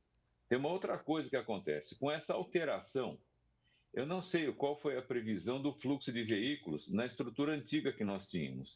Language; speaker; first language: Portuguese; native; Portuguese